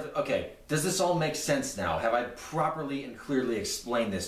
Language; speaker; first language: English; native; English